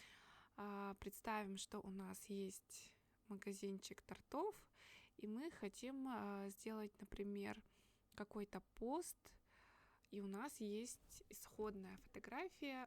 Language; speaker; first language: Russian; native; Russian